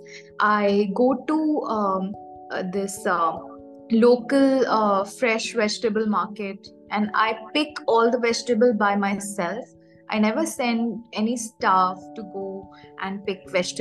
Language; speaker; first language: English; non-native, local second language; Hindi